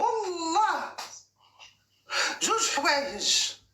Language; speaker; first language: Arabic; native; Arabic